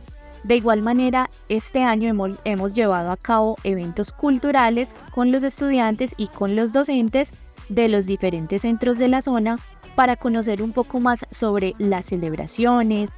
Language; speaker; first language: Spanish; native; Spanish